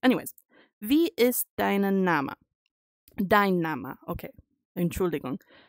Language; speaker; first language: German; non-native, learner; English